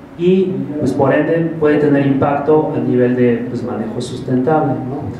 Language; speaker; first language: Spanish; non-native, fluent; French